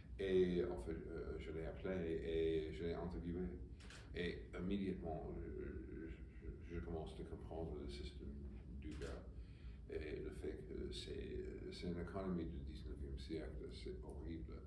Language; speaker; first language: French; non-native, fluent; English